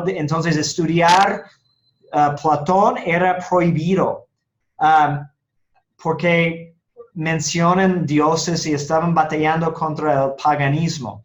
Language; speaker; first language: Spanish; non-native, fluent; English